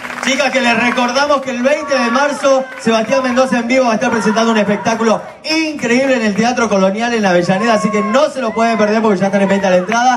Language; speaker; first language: Spanish; native; Spanish